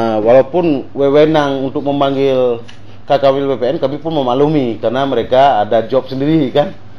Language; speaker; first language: Indonesian; native; Indonesian